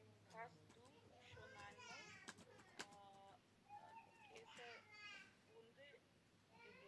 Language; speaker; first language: German; non-native, learner; Macedonian